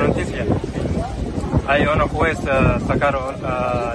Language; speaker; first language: Spanish; non-native, learner; Arabic